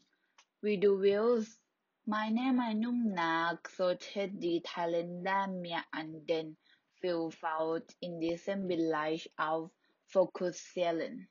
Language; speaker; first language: German; non-native, learner; Thai